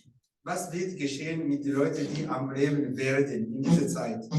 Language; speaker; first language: German; non-native, learner; Rundi